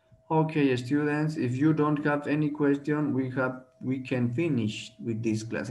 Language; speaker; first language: English; non-native, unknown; Spanish